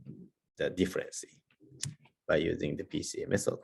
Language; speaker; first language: English; non-native, learner; Japanese